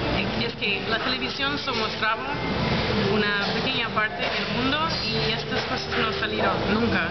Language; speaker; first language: Spanish; non-native, fluent; English